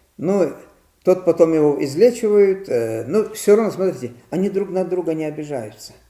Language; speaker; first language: Russian; non-native, local second language; Ingush